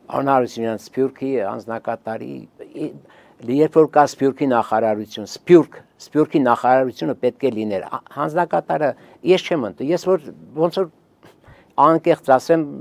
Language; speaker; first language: Armenian; native; Armenian